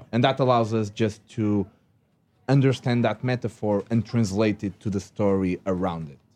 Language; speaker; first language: English; non-native, fluent; Portuguese